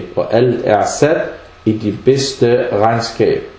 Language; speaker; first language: Danish; non-native, fluent; Arabic